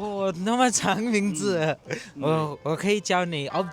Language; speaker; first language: Chinese; non-native, fluent; Hindi